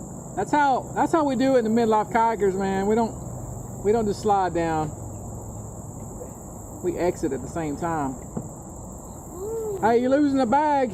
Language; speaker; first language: English; native; English